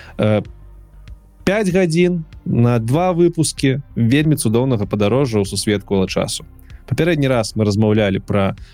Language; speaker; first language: Belarusian; non-native, local second language; Russian